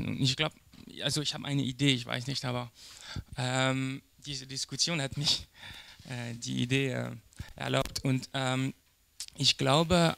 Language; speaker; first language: German; non-native, learner; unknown